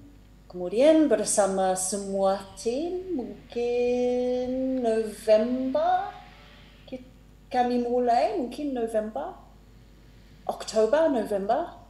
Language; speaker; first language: Indonesian; non-native, fluent; English